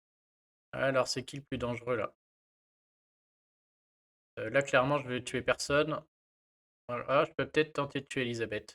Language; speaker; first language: French; native; French